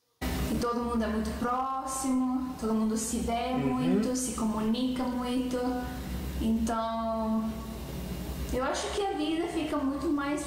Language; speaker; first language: Portuguese; non-native, fluent; Estonian